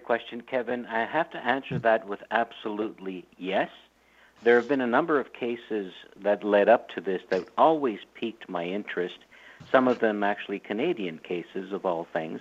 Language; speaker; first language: English; native; English